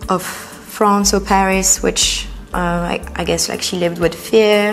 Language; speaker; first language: English; non-native, fluent; French